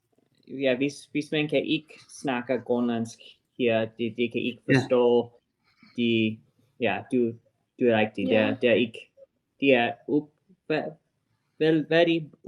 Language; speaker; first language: Danish; non-native, learner; English